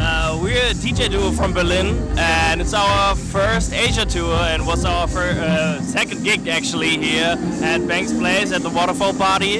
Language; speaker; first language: English; non-native, fluent; German